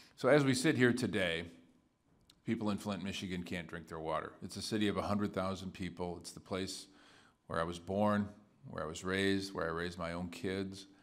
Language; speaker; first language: English; native; English